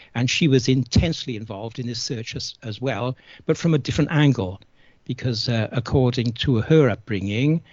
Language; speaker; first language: English; native; English